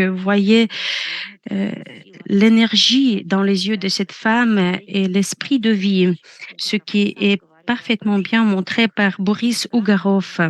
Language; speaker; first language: French; non-native, fluent; Russian